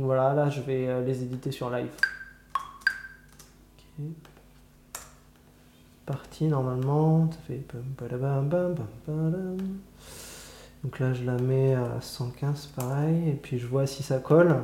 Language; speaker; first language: French; native; French